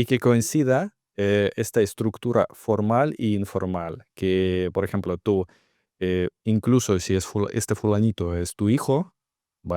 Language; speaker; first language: Spanish; non-native, fluent; Russian